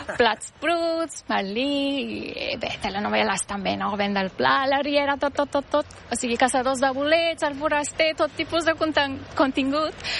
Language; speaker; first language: Catalan; non-native, fluent; Turkish